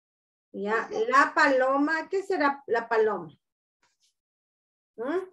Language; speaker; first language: Spanish; native; Spanish